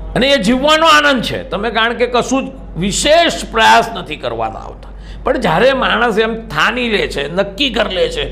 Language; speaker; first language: Gujarati; native; Gujarati